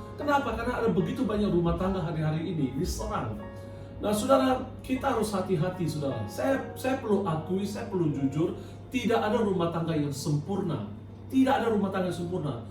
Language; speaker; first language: Indonesian; non-native, fluent; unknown